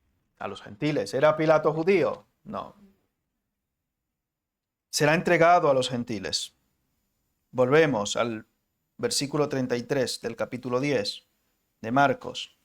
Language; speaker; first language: Spanish; native; Spanish